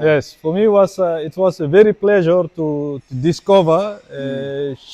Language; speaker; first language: English; non-native, learner; French